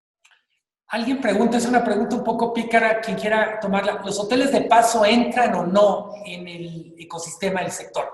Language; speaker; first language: Spanish; native; Spanish